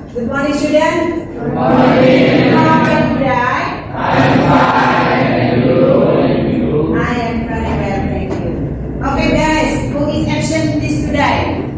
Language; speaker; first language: English; non-native, learner; Indonesian